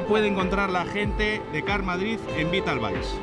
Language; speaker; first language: Spanish; native; Spanish